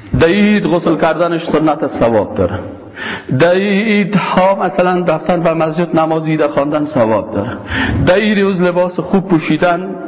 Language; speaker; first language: Persian; native; Persian